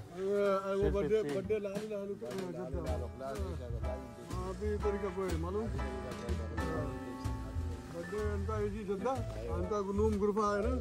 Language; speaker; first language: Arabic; non-native, learner; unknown